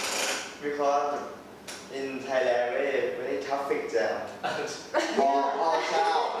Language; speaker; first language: English; non-native, learner; Thai